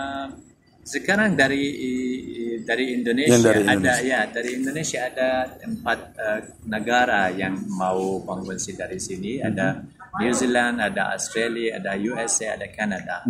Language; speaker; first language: Indonesian; non-native, learner; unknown